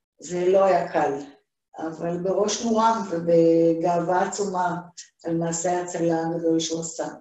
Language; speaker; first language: Hebrew; early bilingual, other home language; Hungarian